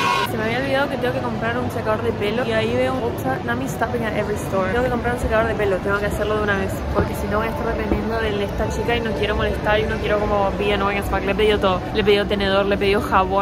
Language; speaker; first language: Spanish; early bilingual, heritage; Spanish